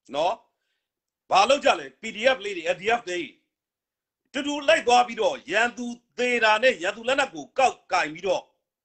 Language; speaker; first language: Burmese; native; Burmese